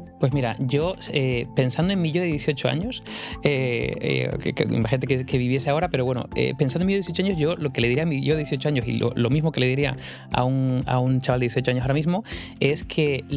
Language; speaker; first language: Spanish; native; Spanish